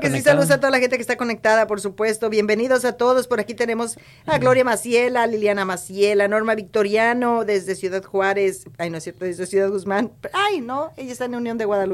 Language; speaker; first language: Spanish; native; Spanish